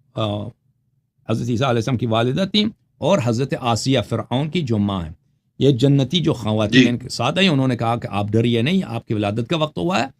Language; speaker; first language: Urdu; non-native, fluent; Persian